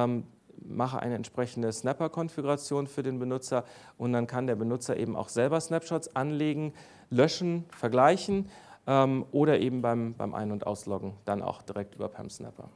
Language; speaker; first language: German; native; German